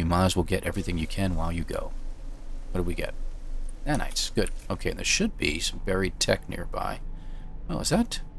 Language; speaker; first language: English; native; English